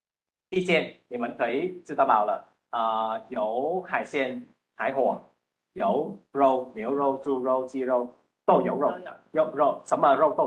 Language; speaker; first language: Chinese; non-native, learner; Vietnamese